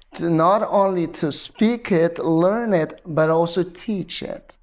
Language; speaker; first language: English; non-native, learner; Kazakh